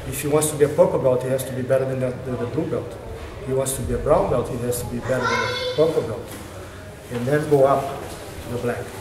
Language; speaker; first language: English; non-native, learner; Portuguese